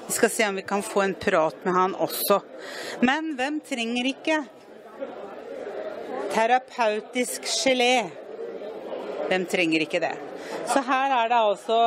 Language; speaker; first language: Norwegian; native; Norwegian